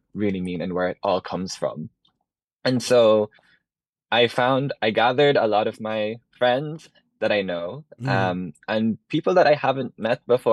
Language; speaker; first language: English; native; English